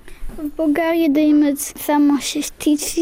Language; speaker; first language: Bulgarian; early bilingual, heritage; Bulgarian